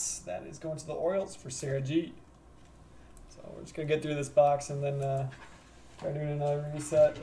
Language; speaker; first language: English; native; English